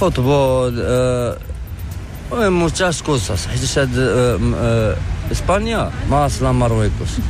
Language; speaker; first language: Spanish; non-native, learner; Arabic